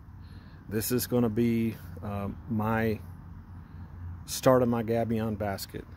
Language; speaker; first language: English; native; English